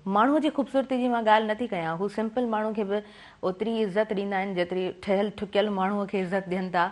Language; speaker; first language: Sindhi; native; Sindhi